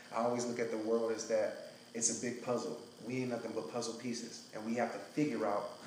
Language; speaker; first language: English; native; English